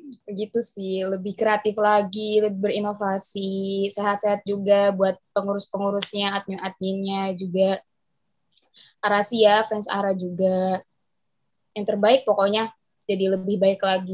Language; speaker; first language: Indonesian; native; Indonesian